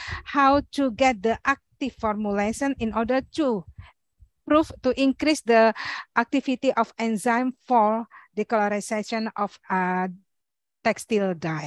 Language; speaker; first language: English; non-native, learner; Indonesian